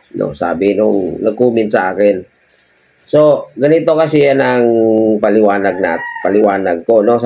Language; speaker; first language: Filipino; non-native, local second language; Cebuano